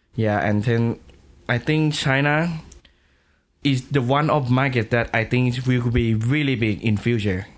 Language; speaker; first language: English; non-native, learner; Thai